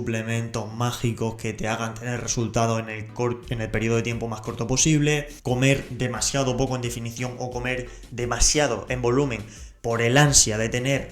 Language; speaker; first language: Spanish; native; Spanish